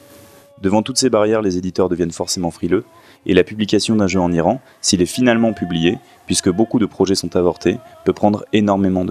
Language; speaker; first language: French; native; French